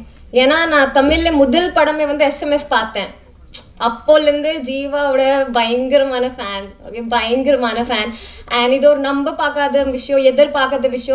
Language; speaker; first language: Tamil; non-native, fluent; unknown